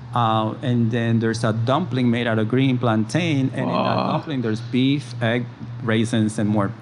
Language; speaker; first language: English; early bilingual, other home language; Spanish